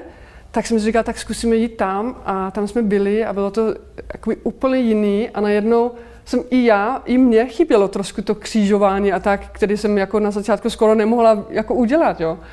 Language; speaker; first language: Czech; non-native, fluent; Danish